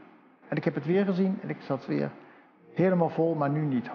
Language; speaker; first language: Dutch; native; Dutch